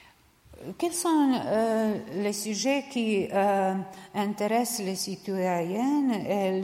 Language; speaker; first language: French; non-native, learner; Serbian